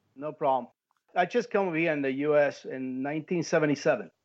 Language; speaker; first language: English; early bilingual, heritage; Spanish